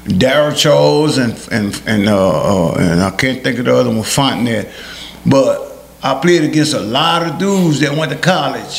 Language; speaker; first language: English; early bilingual, other home language; Haitian Creole